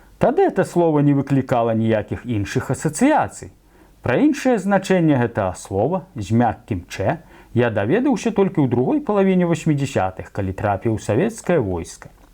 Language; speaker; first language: Belarusian; native; Belarusian